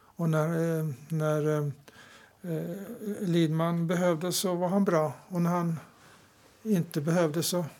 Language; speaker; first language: Swedish; native; Swedish